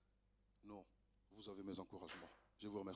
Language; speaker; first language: French; native; French